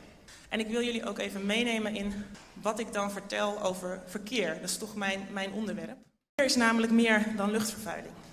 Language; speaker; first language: Dutch; native; Dutch